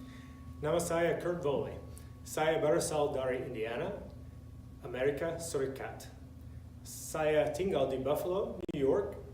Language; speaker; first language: Indonesian; non-native, learner; English